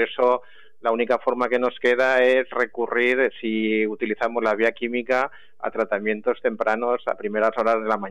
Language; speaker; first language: Spanish; native; Spanish